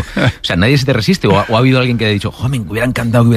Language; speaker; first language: Spanish; native; Spanish